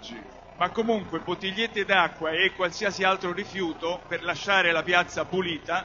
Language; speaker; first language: Italian; native; Italian